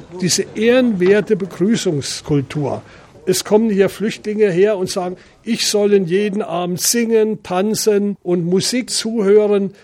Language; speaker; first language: German; native; German